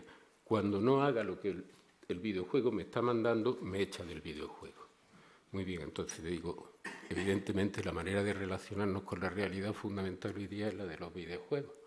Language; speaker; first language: Spanish; native; Spanish